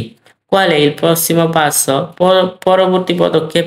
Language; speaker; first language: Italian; non-native, fluent; Bangla